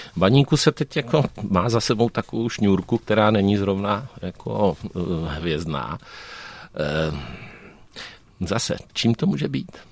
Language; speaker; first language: Czech; native; Czech